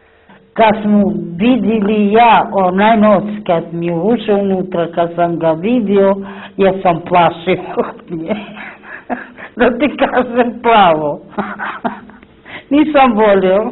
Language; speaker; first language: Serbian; non-native, local second language; Romany